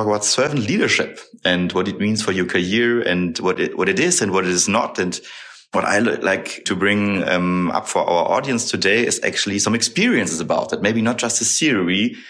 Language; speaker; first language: English; non-native, fluent; German